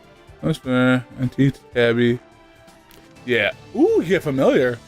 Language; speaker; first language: English; native; English